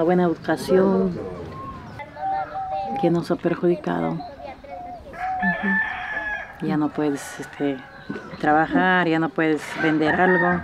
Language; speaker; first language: Spanish; native; Spanish